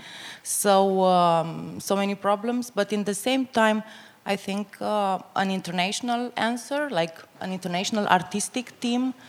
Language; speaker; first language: English; non-native, fluent; Romanian